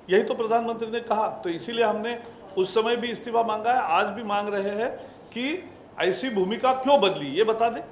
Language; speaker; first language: Hindi; non-native, local second language; Marathi